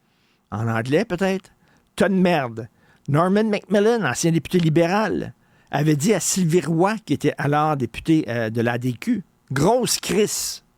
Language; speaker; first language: French; native; French